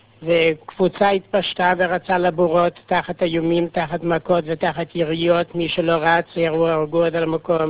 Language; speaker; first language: Hebrew; non-native, fluent; Yiddish